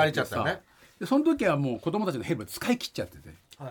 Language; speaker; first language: Japanese; native; Japanese